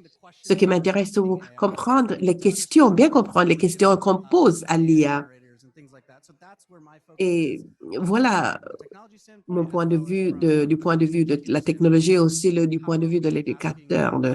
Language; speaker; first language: French; non-native, fluent; English